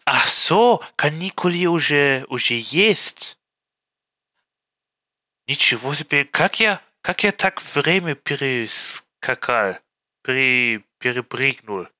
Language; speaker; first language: Russian; non-native, fluent; German